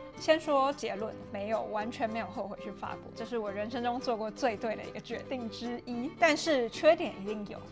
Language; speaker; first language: Chinese; native; Chinese